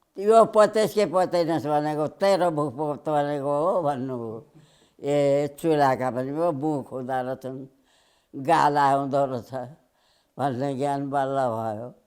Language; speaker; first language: Nepali; early bilingual, heritage; Nepali